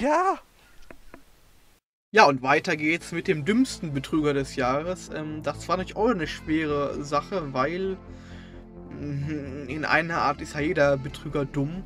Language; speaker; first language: German; native; German